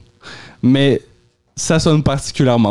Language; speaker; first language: French; native; French